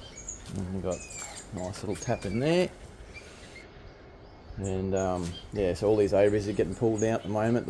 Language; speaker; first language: English; native; English